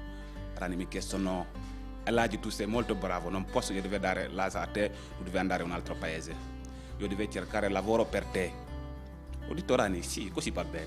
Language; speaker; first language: Italian; non-native, learner; Wolof